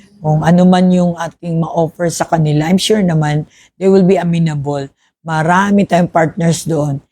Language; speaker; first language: Filipino; non-native, local second language; Hiligaynon